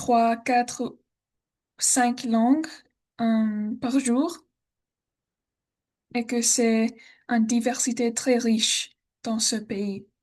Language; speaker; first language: French; non-native, learner; English